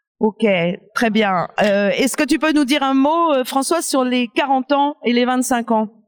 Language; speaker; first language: French; native; French